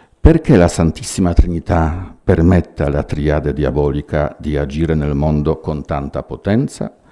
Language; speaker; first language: Italian; non-native, fluent; Polish